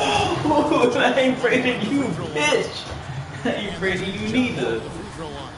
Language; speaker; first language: English; native; English